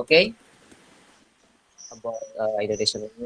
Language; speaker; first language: English; non-native, learner; Indonesian